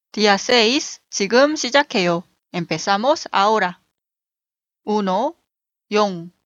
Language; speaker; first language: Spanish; native; Spanish